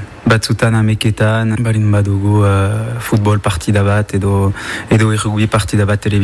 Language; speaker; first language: Basque; non-native, local second language; French